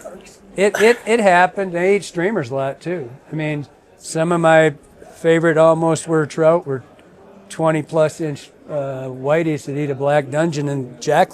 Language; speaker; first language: English; native; English